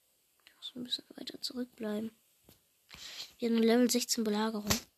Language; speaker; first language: German; native; German